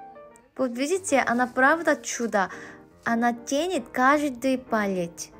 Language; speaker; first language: Russian; non-native, fluent; Korean